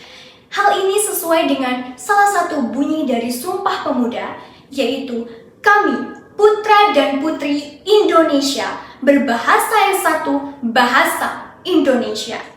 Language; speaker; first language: Indonesian; native; Indonesian